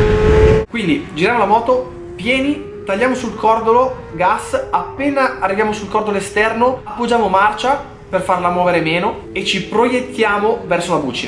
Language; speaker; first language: Italian; native; Italian